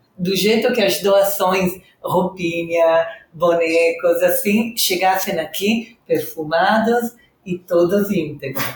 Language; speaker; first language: Portuguese; non-native, fluent; Italian